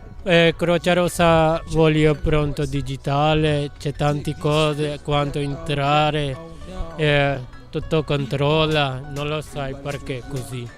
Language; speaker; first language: Italian; non-native, learner; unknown